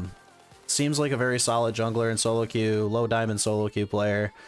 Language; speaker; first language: English; native; English